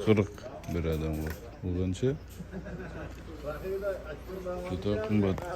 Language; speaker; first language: Turkish; non-native, learner; Kazakh